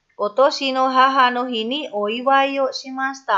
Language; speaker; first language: Japanese; non-native, fluent; Indonesian